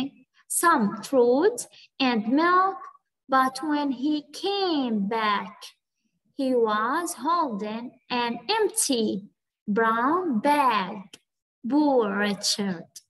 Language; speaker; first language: English; non-native, fluent; Arabic